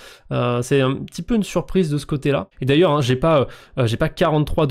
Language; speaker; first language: French; native; French